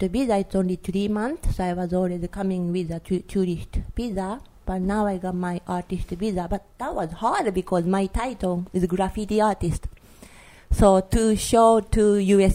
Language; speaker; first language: English; non-native, learner; Japanese